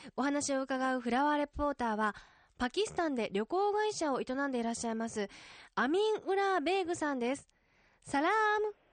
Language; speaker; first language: Japanese; native; Japanese